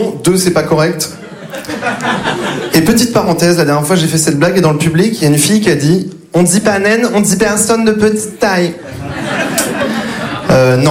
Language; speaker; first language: French; native; French